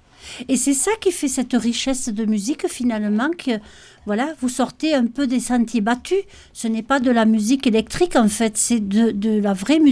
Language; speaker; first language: French; native; French